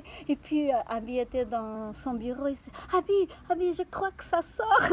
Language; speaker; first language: French; non-native, fluent; Portuguese